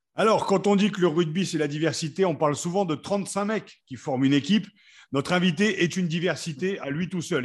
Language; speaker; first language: French; native; French